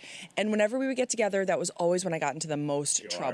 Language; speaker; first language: English; native; English